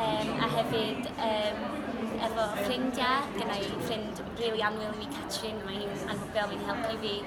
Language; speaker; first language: Welsh; non-native, local second language; English